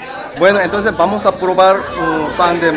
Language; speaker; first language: Spanish; non-native, fluent; Korean